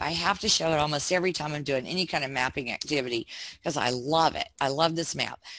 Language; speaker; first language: English; native; English